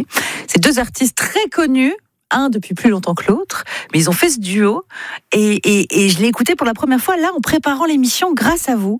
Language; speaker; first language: French; native; French